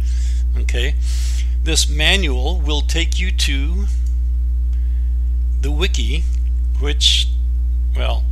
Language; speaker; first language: English; native; English